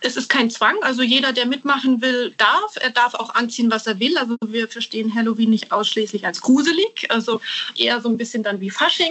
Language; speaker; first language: German; native; German